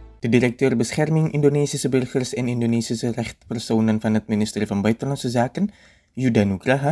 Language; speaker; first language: Dutch; non-native, fluent; Indonesian